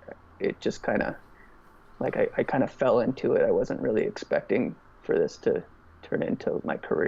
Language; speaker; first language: English; native; English